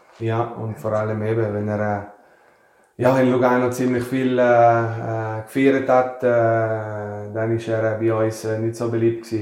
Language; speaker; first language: German; non-native, fluent; Italian